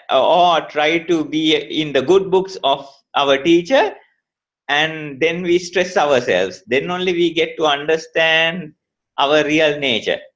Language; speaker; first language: English; non-native, local second language; Sinhala